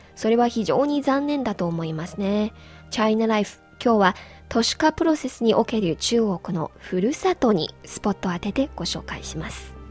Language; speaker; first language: Japanese; non-native, fluent; Chinese